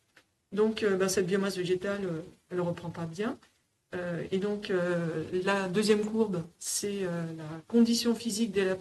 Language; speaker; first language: French; native; French